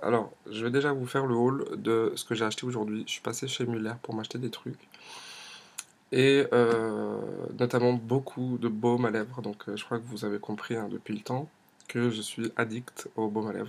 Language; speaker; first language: French; native; French